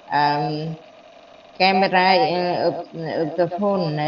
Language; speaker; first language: English; non-native, learner; Vietnamese